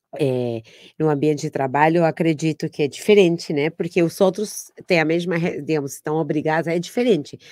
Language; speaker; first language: Portuguese; non-native, fluent; Spanish